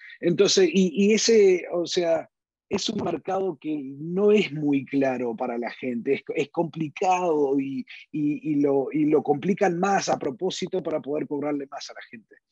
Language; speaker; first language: Spanish; early bilingual, heritage; Spanish